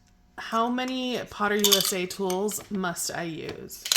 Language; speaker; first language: English; native; English